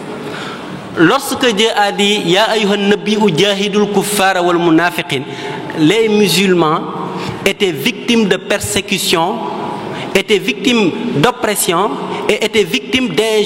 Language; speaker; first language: French; non-native, local second language; Wolof